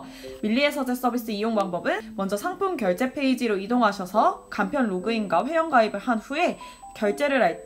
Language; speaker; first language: Korean; native; Korean